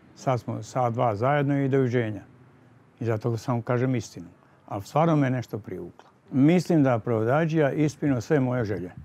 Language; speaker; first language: Serbian; native; Serbian